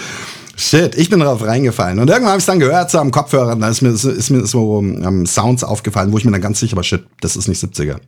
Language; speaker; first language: German; native; German